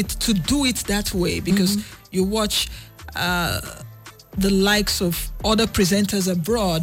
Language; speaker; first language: English; non-native, local second language; Igbo